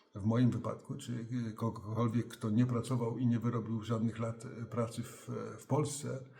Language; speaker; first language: Polish; native; Polish